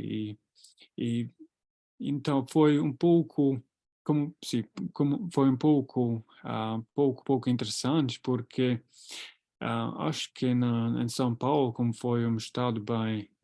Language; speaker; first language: Portuguese; non-native, fluent; Latvian